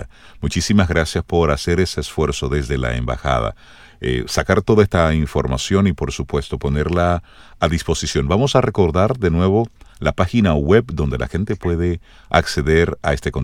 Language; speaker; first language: Spanish; native; Spanish